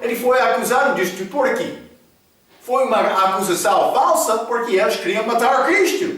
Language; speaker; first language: Portuguese; non-native, fluent; English